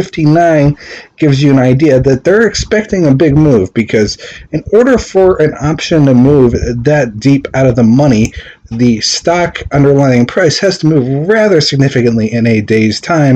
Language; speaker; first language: English; native; English